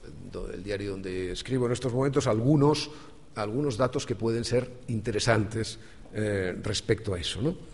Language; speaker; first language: Spanish; native; Spanish